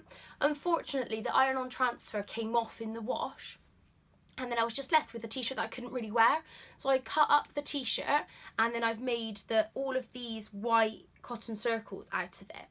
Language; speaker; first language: English; native; English